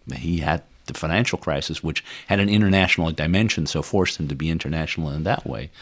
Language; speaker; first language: English; non-native, fluent; Dutch